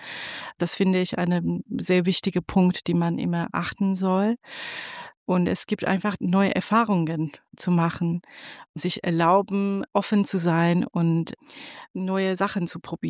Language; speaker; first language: German; non-native, fluent; Persian